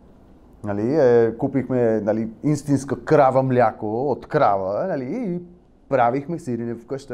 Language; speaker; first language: Bulgarian; non-native, learner; Spanish